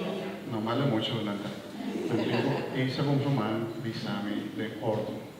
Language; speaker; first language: Spanish; non-native, learner; Papiamento